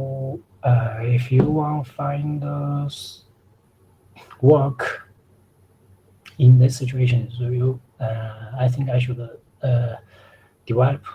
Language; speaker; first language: English; non-native, learner; Chinese